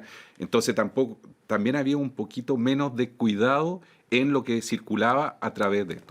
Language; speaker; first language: Spanish; native; Spanish